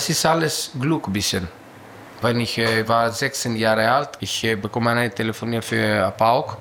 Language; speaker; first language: German; non-native, learner; Greek